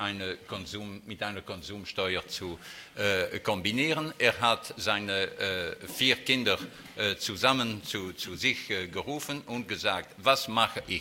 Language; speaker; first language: German; non-native, fluent; French